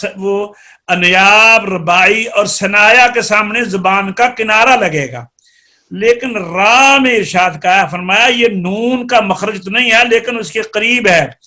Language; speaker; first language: Urdu; non-native, local second language; Punjabi